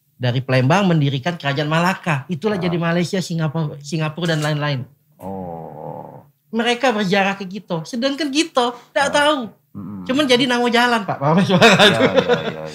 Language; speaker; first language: Indonesian; native; Indonesian